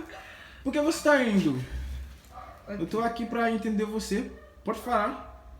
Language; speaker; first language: Portuguese; non-native, learner; Haitian Creole